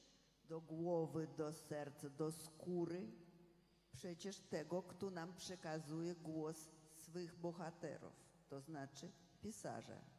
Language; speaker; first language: Polish; non-native, fluent; Russian